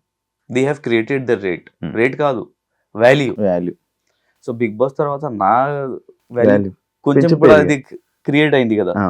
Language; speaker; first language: Telugu; non-native, learner; Hindi